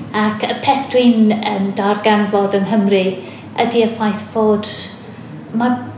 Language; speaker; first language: Welsh; non-native, fluent; English